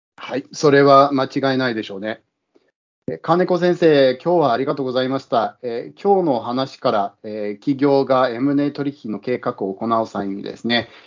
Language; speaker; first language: Japanese; non-native, fluent; English